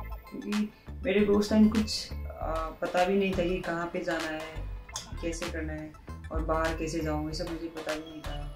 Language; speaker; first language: Hindi; non-native, local second language; Nepali